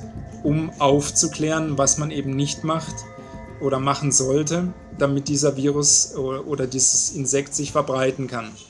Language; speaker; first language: German; native; German